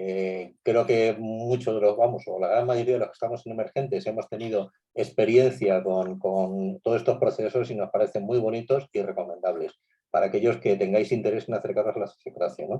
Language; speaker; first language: Spanish; native; Spanish